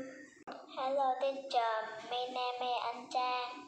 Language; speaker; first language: English; non-native, learner; Vietnamese